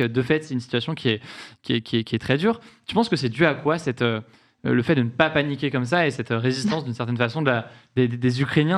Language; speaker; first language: French; native; French